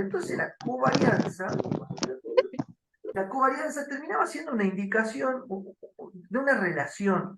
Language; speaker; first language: Spanish; native; Spanish